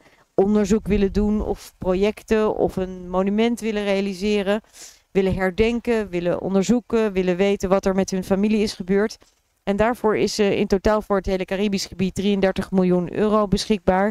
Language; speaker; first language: Dutch; native; Dutch